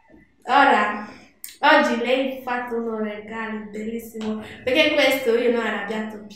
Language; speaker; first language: Italian; non-native, learner; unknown